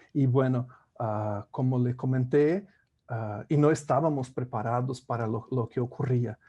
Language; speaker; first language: Spanish; non-native, fluent; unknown